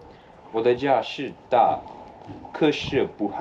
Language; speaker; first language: Chinese; non-native, learner; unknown